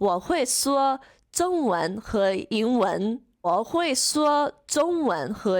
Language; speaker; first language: Chinese; non-native, fluent; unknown